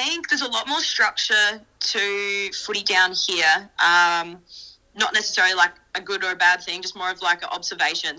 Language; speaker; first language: English; native; English